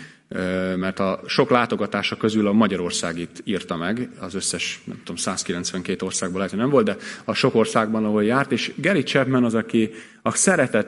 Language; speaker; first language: Hungarian; native; Hungarian